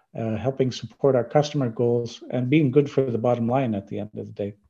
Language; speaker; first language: English; native; English